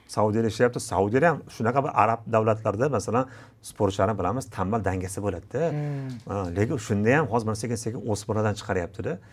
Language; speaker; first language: Uzbek; native; Uzbek